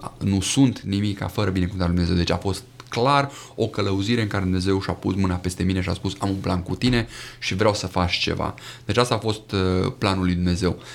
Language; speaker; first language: Romanian; native; Romanian